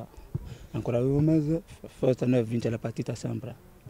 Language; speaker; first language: Italian; non-native, learner; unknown